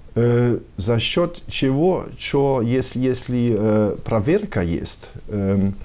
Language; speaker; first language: Russian; non-native, fluent; German